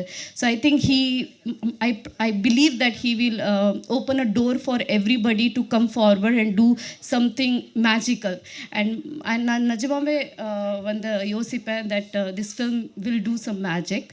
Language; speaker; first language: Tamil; non-native, learner; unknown